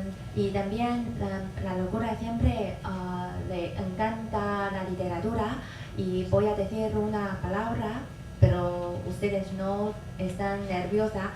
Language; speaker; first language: Spanish; non-native, fluent; Chinese